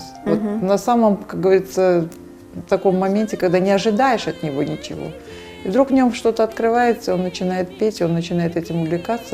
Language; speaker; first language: Russian; native; Russian